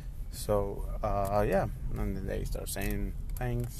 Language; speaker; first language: English; non-native, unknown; Spanish